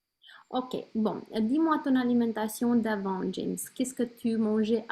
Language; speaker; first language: French; non-native, learner; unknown